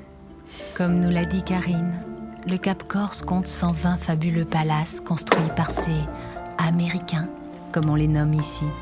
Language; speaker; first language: French; native; French